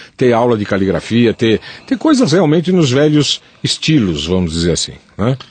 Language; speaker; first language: Portuguese; native; Portuguese